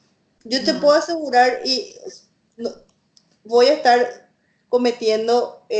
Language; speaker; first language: Spanish; native; Spanish